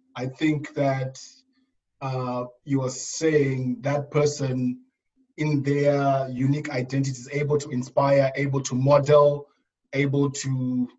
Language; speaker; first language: English; non-native, local second language; Shona